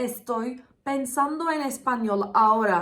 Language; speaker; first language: Spanish; non-native, fluent; Turkish